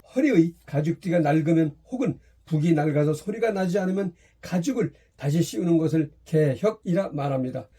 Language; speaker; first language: Korean; native; Korean